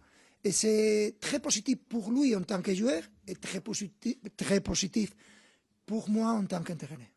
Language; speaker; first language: French; non-native, fluent; Spanish